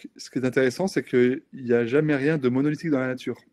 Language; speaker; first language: French; native; French